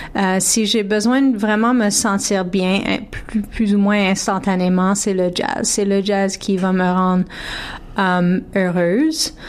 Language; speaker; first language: French; native; French